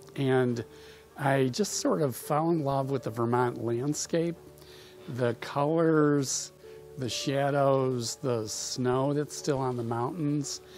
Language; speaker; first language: English; native; English